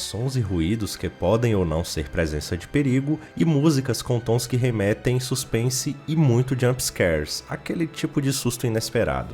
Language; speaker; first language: Portuguese; native; Portuguese